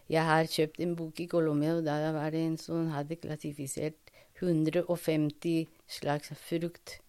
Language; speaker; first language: Norwegian; non-native, fluent; Spanish